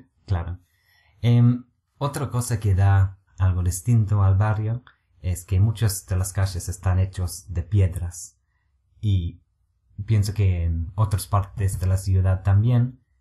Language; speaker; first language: Spanish; non-native, fluent; English